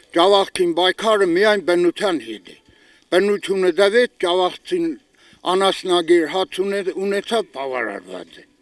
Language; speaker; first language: Armenian; native; Armenian